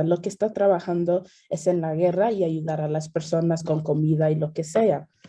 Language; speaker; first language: Spanish; non-native, fluent; English